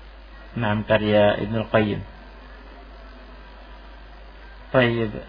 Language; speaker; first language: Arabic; non-native, fluent; Indonesian